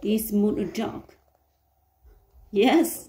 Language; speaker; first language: English; non-native, learner; Vietnamese